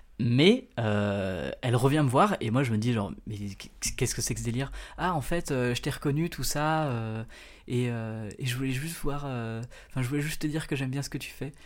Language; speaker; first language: French; native; French